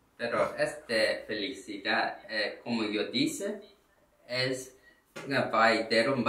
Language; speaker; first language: Spanish; non-native, learner; Korean